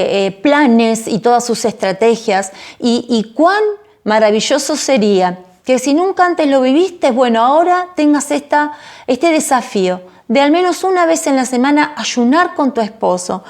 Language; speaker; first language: Spanish; native; Spanish